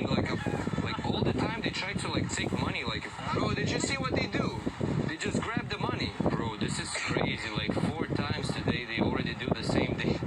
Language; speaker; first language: English; non-native, learner; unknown